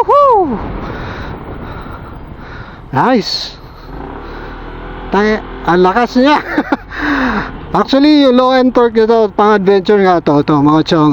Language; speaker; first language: Filipino; native; Filipino